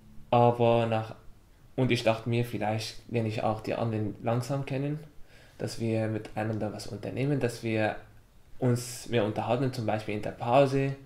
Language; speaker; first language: German; non-native, fluent; Arabic